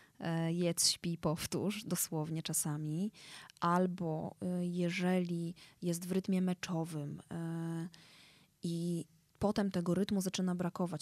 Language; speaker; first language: Polish; native; Polish